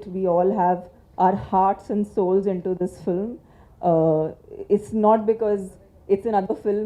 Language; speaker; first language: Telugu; non-native, local second language; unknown